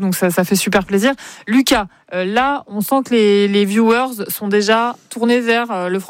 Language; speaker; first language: French; native; French